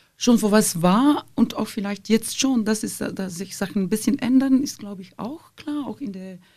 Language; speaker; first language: German; non-native, fluent; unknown